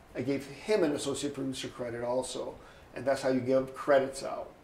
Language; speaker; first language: English; native; English